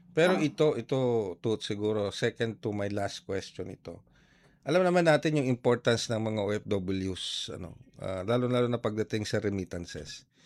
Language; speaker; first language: Filipino; native; Filipino